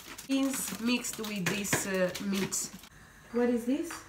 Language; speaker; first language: English; non-native, fluent; Swahili